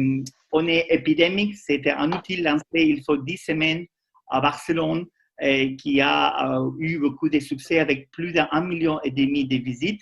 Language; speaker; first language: French; non-native, learner; Spanish